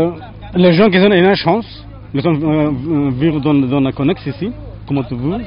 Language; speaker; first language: French; non-native, learner; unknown